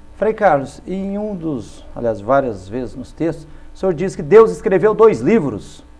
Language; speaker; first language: Portuguese; native; Portuguese